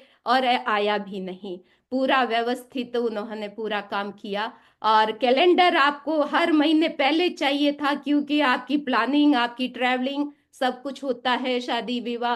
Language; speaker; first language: Hindi; native; Hindi